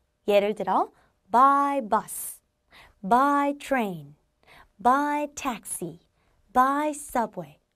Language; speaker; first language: English; non-native, fluent; Korean